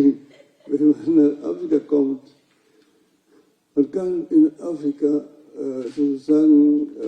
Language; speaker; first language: German; non-native, fluent; Luo (Kenya and Tanzania)